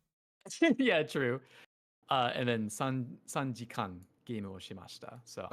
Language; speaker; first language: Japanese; non-native, learner; English